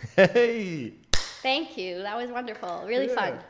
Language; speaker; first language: English; early bilingual, other home language; Hebrew